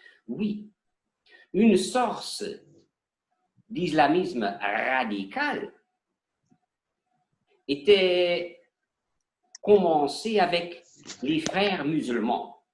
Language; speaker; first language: French; non-native, learner; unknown